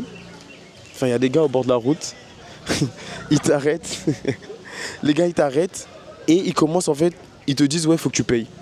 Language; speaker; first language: French; native; French